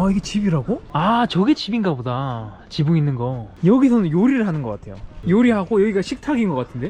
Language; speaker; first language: Korean; native; Korean